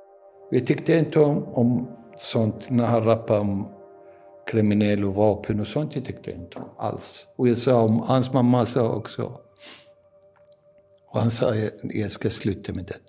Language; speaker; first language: Swedish; non-native, learner; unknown